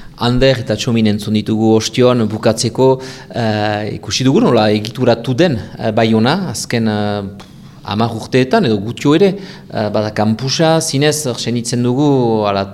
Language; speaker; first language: Basque; native; Basque